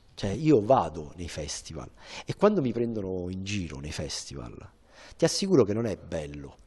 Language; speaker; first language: Italian; native; Italian